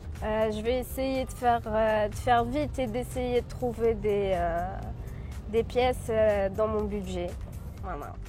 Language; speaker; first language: French; non-native, local second language; Arabic